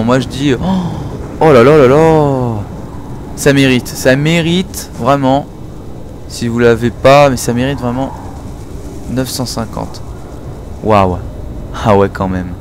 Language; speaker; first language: French; native; French